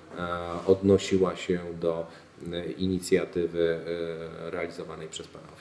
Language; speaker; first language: Polish; native; Polish